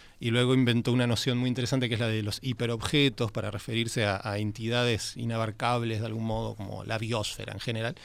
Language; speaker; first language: Spanish; native; Spanish